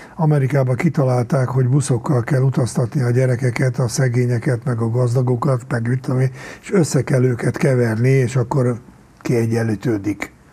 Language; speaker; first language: Hungarian; native; Hungarian